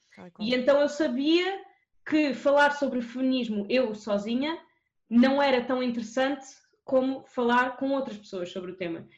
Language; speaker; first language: Portuguese; early bilingual, other home language; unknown